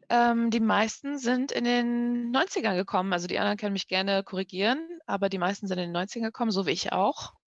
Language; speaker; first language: German; early bilingual, other home language; Persian